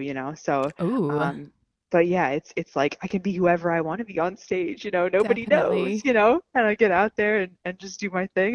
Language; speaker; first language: English; native; English